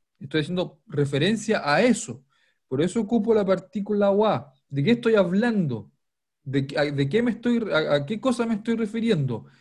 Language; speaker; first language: Spanish; native; Spanish